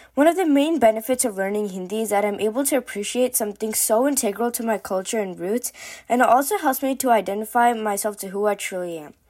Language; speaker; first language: English; early bilingual, other home language; Korean